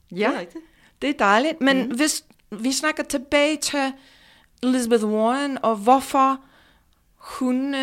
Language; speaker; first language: Danish; non-native, fluent; English